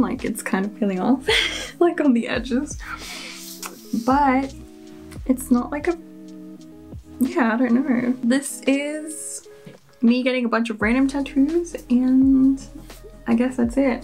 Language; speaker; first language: English; early bilingual, other home language; Spanish